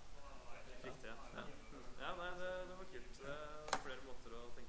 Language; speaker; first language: Norwegian; native; Norwegian